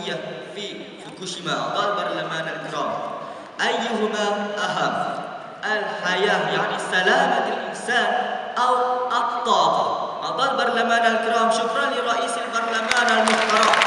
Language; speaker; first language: Arabic; non-native, learner; Malay